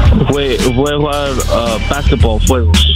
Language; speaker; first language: Spanish; non-native, learner; English